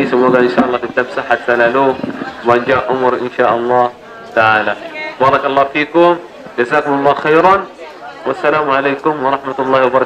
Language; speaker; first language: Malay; non-native, learner; Arabic